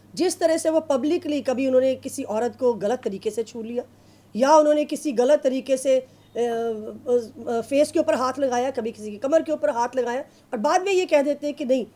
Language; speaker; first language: Hindi; non-native, local second language; Punjabi